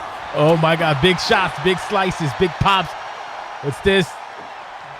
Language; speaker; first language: English; native; English